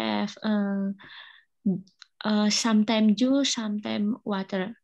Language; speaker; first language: English; non-native, learner; Indonesian